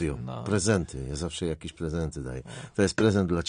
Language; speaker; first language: Polish; native; Polish